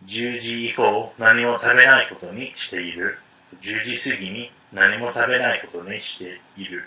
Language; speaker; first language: Japanese; non-native, fluent; English